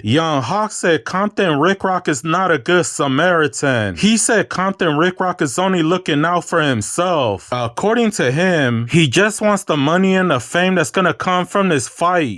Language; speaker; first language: English; native; English